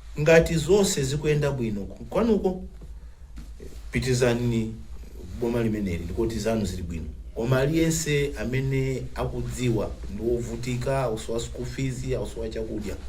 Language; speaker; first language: Nyanja; non-native, local second language; Tumbuka